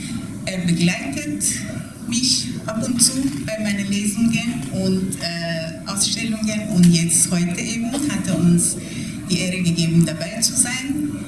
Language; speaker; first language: German; non-native, fluent; Persian